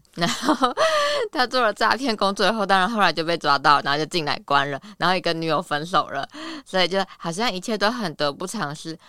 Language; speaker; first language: Chinese; native; Chinese